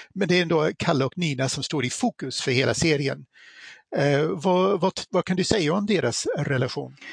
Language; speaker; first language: Swedish; non-native, fluent; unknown